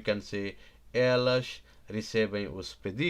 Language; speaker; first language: Portuguese; non-native, learner; Nepali